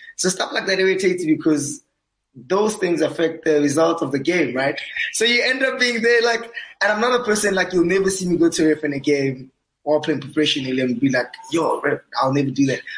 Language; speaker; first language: English; non-native, local second language; Southern Sotho